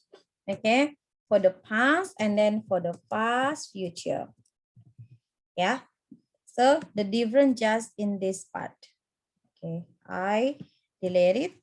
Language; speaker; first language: English; non-native, fluent; Indonesian